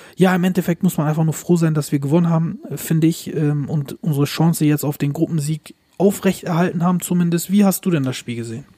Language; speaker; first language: German; early bilingual, other home language; Turkish